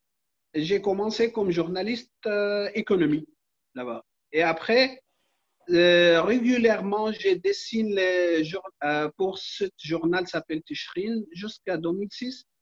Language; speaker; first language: French; non-native, learner; Arabic